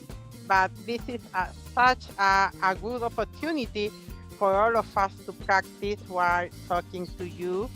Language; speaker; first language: English; non-native, fluent; Spanish